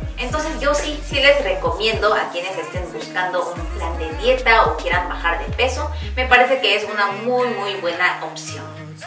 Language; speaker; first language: Spanish; non-native, fluent; Korean